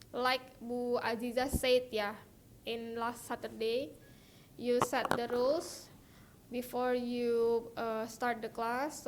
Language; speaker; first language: English; non-native, local second language; Indonesian